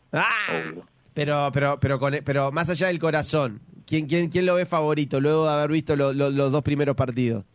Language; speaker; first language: Spanish; native; Spanish